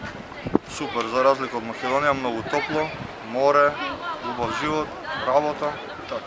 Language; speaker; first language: Macedonian; native; Macedonian